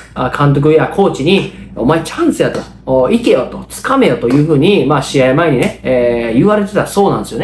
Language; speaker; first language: Japanese; native; Japanese